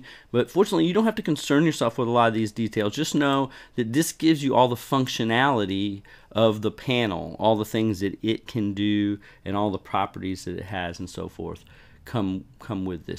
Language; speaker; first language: English; native; English